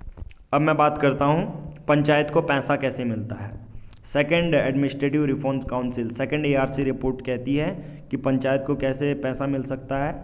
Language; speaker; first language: Hindi; native; Hindi